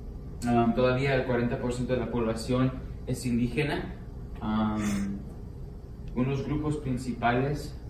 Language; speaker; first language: Spanish; early bilingual, heritage; Spanish